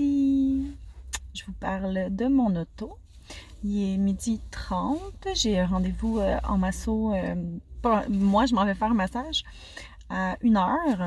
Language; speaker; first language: French; native; French